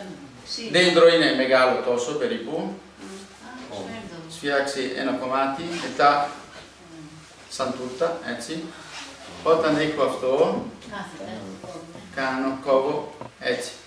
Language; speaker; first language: Greek; non-native, learner; Italian